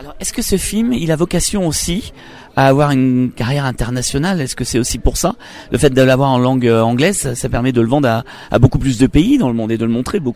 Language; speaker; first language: French; native; French